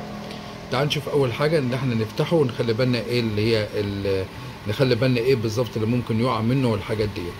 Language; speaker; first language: Arabic; native; Arabic